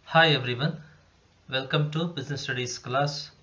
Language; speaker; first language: English; non-native, local second language; Kannada